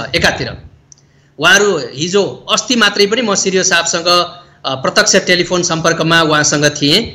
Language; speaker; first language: Nepali; native; Nepali